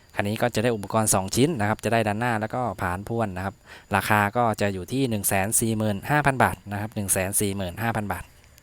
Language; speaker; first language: Thai; native; Thai